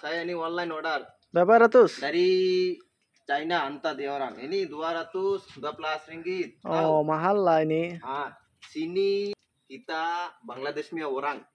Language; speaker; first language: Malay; non-native, learner; Bangla